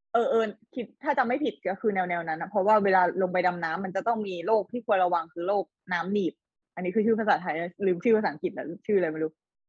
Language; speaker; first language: Thai; native; Thai